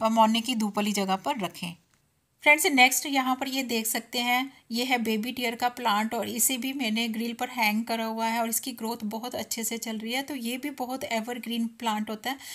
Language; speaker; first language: Hindi; non-native, local second language; Punjabi